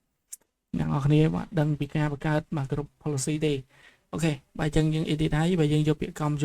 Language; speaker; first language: Khmer; native; Khmer